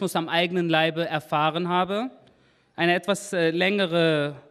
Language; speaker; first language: German; native; German